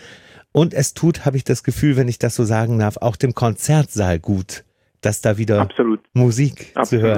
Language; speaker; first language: German; native; German